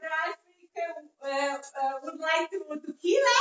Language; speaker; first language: English; non-native, fluent; Italian